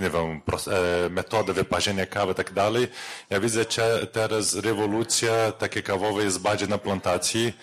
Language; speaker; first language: Polish; non-native, learner; Portuguese